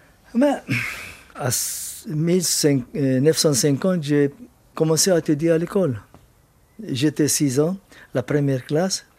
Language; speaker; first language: French; non-native, learner; Arabic